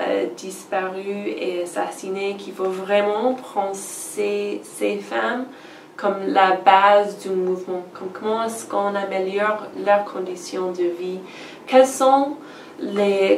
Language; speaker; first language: French; non-native, fluent; English